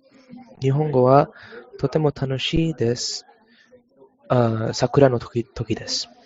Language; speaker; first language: Japanese; non-native, learner; English